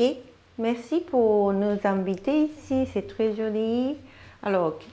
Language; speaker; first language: French; non-native, learner; Japanese